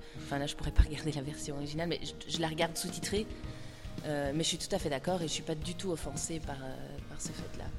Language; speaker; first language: French; native; French